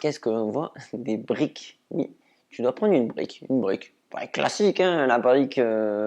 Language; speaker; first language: French; native; French